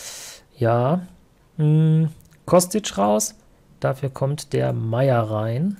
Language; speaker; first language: German; native; German